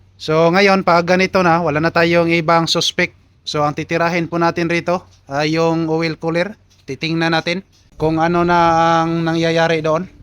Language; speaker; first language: Filipino; non-native, local second language; Cebuano